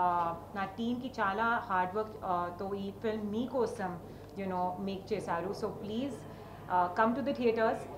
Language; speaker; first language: Telugu; non-native, learner; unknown